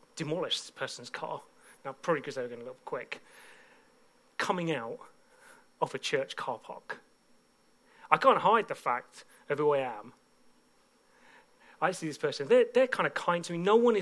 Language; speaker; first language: English; native; English